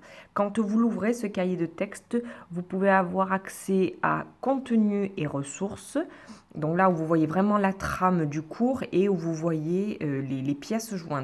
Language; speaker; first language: French; native; French